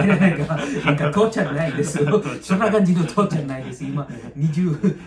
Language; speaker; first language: Japanese; non-native, learner; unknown